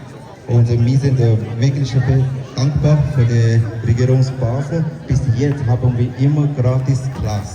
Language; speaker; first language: German; non-native, learner; Tibetan